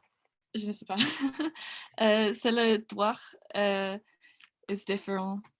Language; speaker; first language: French; non-native, learner; English